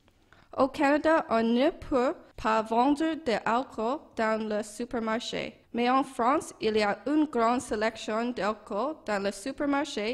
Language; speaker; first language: French; non-native, learner; English